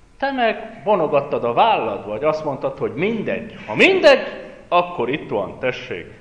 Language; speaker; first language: Hungarian; native; Hungarian